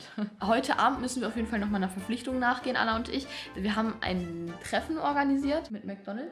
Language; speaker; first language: German; native; German